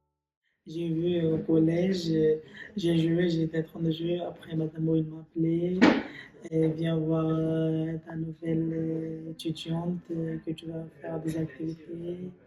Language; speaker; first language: French; non-native, learner; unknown